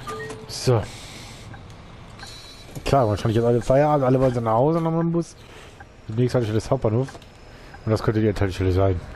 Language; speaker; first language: German; native; German